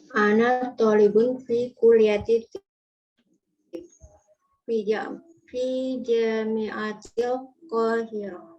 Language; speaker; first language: Arabic; non-native, learner; Indonesian